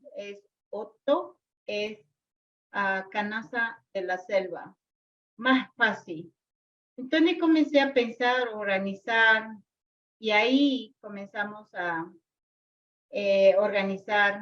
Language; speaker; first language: Spanish; non-native, local second language; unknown